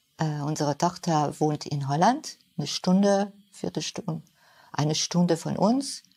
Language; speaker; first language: German; non-native, fluent; French